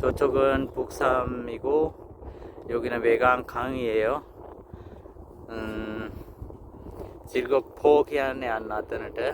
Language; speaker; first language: Korean; non-native, fluent; Sinhala